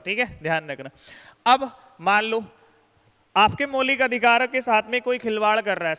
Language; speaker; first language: Hindi; native; Hindi